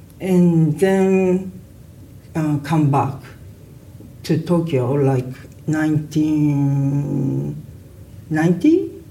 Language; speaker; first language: English; non-native, learner; Japanese